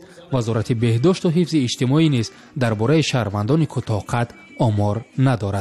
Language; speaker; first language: Tajik; native; Tajik